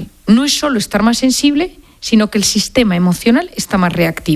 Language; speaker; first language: Spanish; native; Spanish